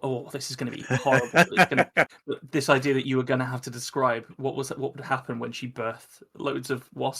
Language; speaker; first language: English; native; English